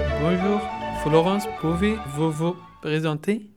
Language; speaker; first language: French; non-native, learner; Persian